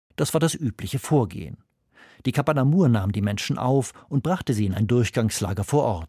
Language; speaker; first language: German; native; German